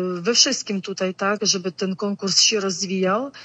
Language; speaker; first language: Polish; early bilingual, other home language; Ukrainian